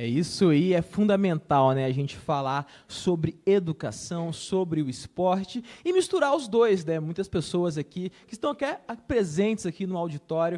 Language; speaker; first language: Portuguese; native; Portuguese